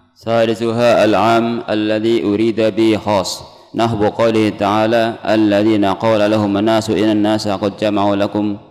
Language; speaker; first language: Arabic; non-native, fluent; Indonesian